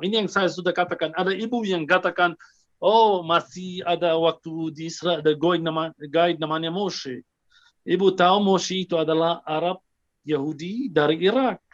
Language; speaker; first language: Indonesian; non-native, fluent; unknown